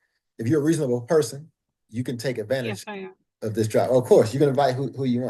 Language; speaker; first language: English; native; English